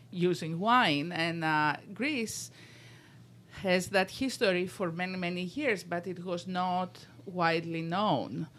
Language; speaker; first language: English; non-native, fluent; Greek